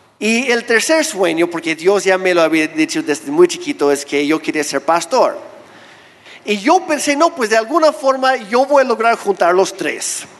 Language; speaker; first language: Spanish; non-native, fluent; English